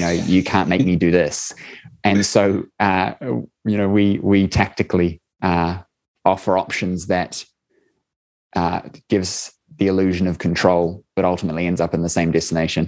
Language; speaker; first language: English; native; English